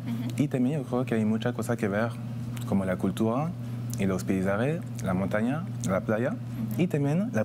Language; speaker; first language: Spanish; non-native, fluent; French